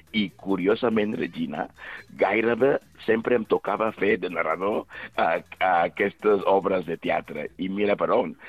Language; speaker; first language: Catalan; non-native, fluent; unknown